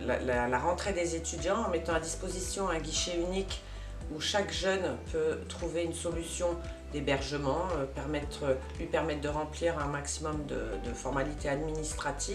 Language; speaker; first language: French; native; French